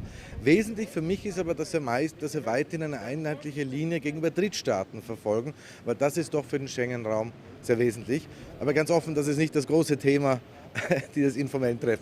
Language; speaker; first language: German; native; German